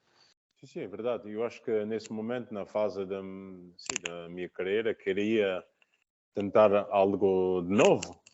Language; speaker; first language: Portuguese; early bilingual, heritage; Portuguese